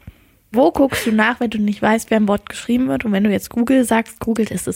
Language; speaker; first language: German; native; German